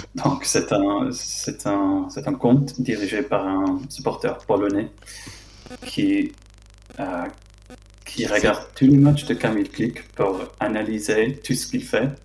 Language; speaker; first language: French; non-native, fluent; English